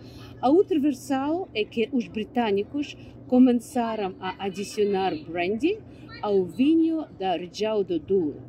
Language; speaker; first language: Portuguese; non-native, learner; English